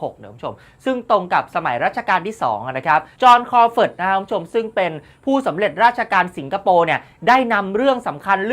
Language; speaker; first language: Thai; native; Thai